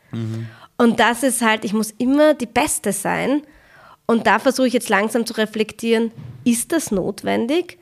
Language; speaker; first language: German; early bilingual, other home language; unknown